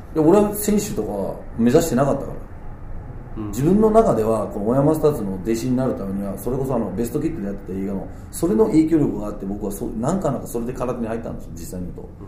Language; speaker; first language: Japanese; non-native, fluent; Danish